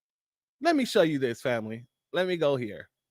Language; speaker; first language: English; native; English